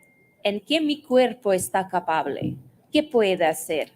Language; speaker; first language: Spanish; non-native, fluent; Russian